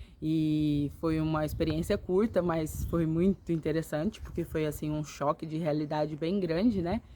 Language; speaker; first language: Portuguese; native; Portuguese